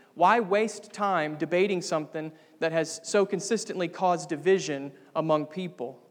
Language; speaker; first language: English; native; English